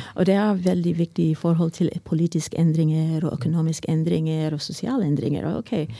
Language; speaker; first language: Norwegian; non-native, fluent; English